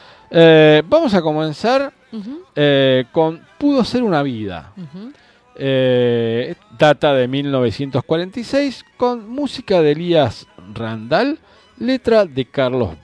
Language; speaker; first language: Spanish; native; Spanish